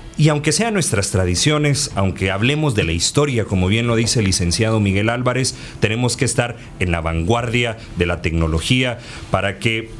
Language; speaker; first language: Spanish; native; Spanish